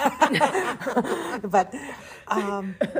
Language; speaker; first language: English; non-native, fluent; Cree